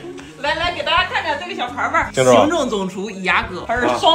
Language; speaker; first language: Chinese; native; Chinese